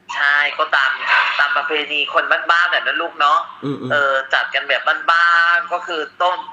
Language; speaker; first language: Thai; native; Thai